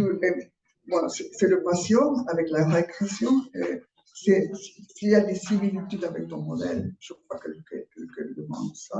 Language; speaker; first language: French; non-native, fluent; Spanish